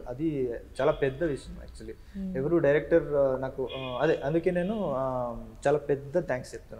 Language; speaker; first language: Telugu; non-native, learner; Kannada